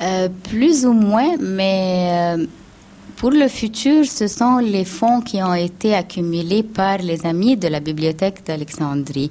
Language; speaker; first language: French; non-native, fluent; Arabic